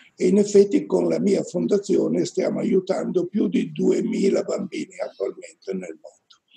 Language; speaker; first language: Italian; native; Italian